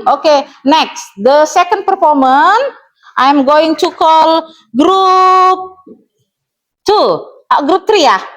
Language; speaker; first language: English; non-native, learner; Indonesian